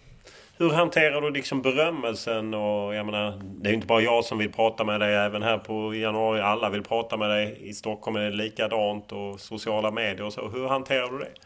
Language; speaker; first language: Swedish; native; Swedish